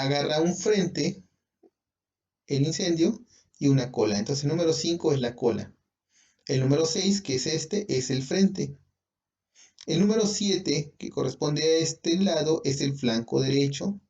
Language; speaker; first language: Spanish; native; Spanish